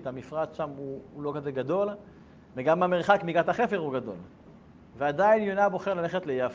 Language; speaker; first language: Hebrew; native; Hebrew